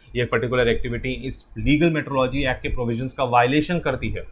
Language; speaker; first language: Hindi; native; Hindi